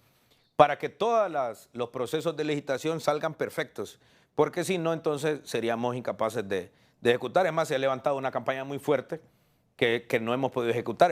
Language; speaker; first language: Spanish; native; Spanish